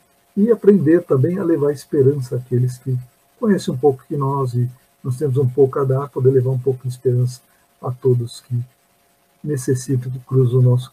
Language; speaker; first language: Portuguese; native; Portuguese